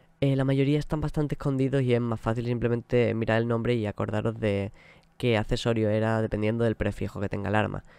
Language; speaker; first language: Spanish; native; Spanish